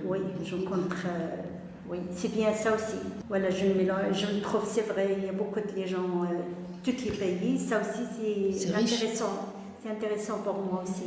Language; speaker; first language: French; non-native, learner; Arabic